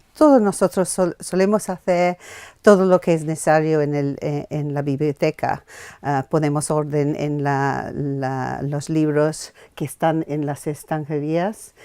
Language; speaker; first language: Spanish; non-native, fluent; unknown